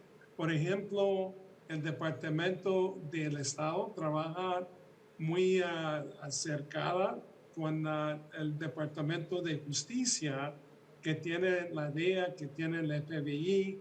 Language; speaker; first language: Spanish; early bilingual, heritage; Spanish